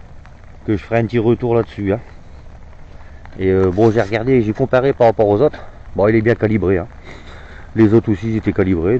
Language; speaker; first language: French; native; French